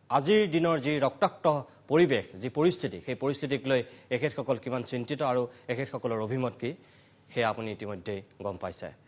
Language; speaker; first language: Assamese; native; Assamese